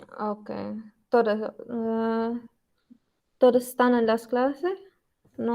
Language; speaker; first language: Spanish; non-native, learner; Arabic